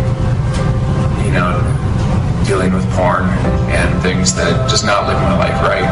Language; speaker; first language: English; native; English